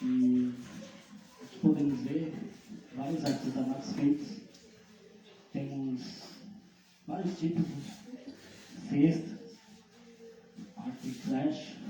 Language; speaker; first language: Portuguese; non-native, local second language; Guarani